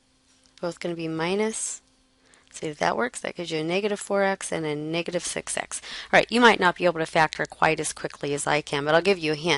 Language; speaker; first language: English; native; English